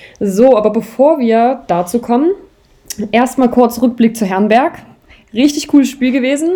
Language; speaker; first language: German; native; German